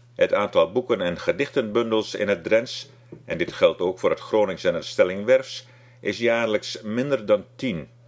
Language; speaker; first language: Dutch; non-native, local second language; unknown